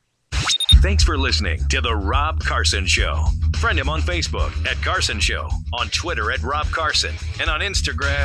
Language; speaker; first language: English; native; English